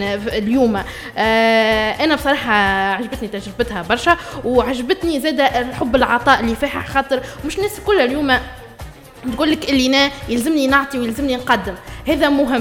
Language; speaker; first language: Arabic; native; Arabic